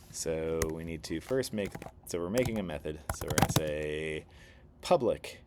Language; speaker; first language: English; native; English